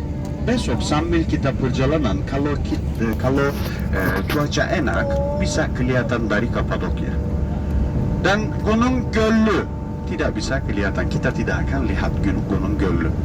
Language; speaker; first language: Indonesian; non-native, fluent; Turkish